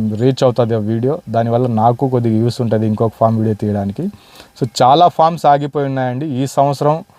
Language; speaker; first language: Telugu; non-native, local second language; Urdu